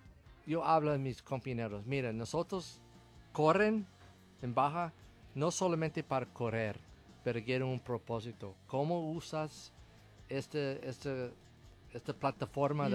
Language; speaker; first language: Spanish; non-native, learner; English